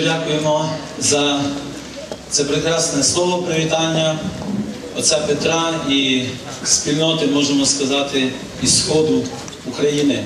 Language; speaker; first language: Ukrainian; native; Ukrainian